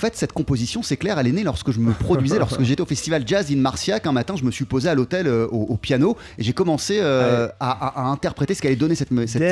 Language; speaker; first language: French; native; French